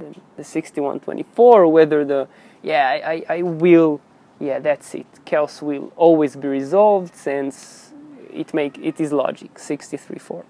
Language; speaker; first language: English; non-native, fluent; Hebrew